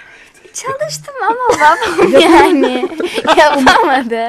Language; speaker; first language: Turkish; non-native, learner; English